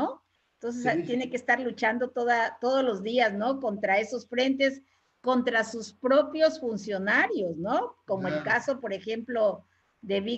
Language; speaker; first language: Spanish; native; Spanish